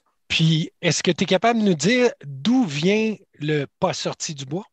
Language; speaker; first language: French; native; French